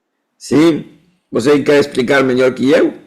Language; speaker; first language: Portuguese; non-native, fluent; Spanish